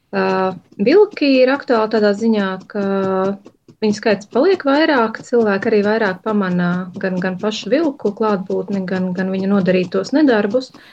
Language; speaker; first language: Latvian; native; Latvian